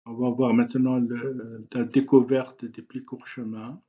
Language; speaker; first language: French; non-native, local second language; Arabic